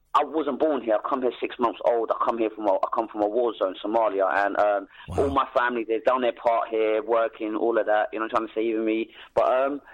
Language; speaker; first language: English; native; English